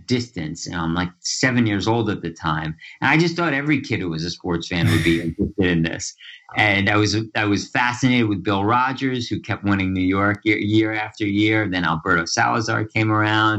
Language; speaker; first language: English; native; English